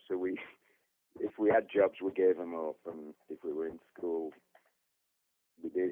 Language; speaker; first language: English; native; English